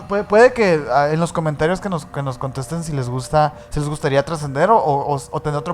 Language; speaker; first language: Spanish; native; Spanish